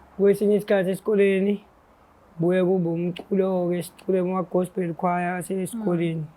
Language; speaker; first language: Zulu; native; Zulu